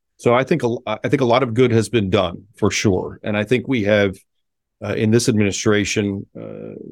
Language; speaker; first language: English; early bilingual, other home language; Spanish